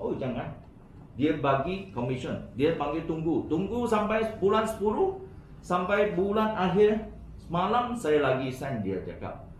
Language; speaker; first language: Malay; non-native, local second language; Chinese